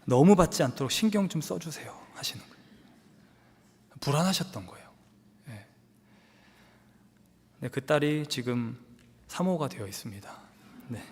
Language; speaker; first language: Korean; native; Korean